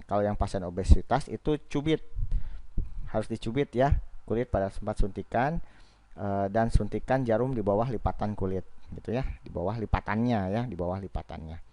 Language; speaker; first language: Indonesian; native; Indonesian